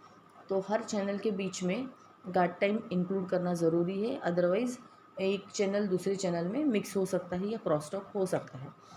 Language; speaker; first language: Hindi; non-native, local second language; Marathi